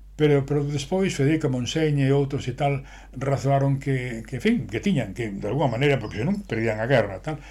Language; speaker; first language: Galician; non-native, local second language; Spanish